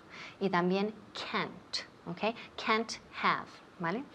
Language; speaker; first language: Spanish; non-native, fluent; English